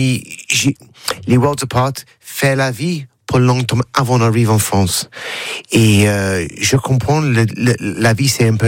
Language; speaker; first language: French; non-native, learner; English